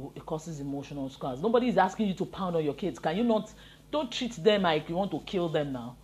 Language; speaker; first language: English; non-native, local second language; Yoruba